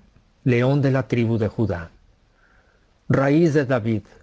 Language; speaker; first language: Spanish; native; Spanish